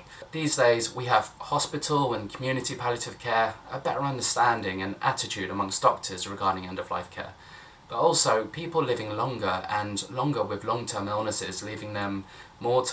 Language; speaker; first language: English; native; English